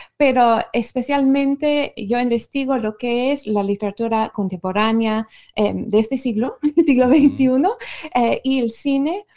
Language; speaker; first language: Spanish; non-native, fluent; English